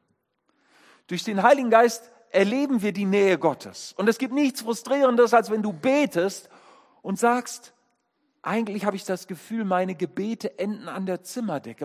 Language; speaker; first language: German; native; German